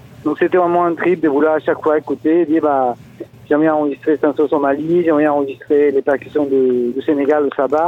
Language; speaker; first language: French; non-native, fluent; Spanish